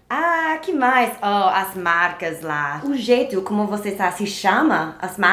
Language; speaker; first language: Portuguese; non-native, learner; English